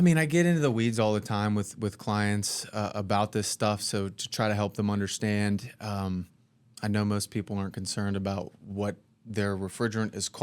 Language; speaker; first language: English; native; English